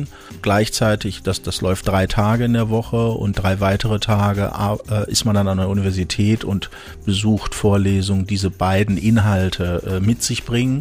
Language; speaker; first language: German; native; German